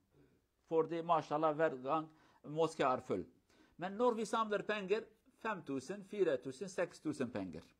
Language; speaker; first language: Norwegian; non-native, local second language; Kurdish